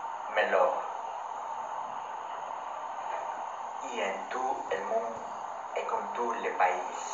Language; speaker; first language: French; non-native, learner; Spanish